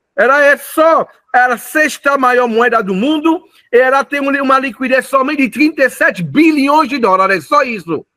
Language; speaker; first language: Portuguese; non-native, fluent; French